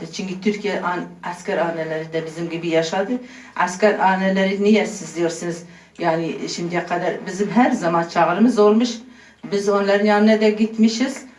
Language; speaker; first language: Turkish; non-native, local second language; Kurdish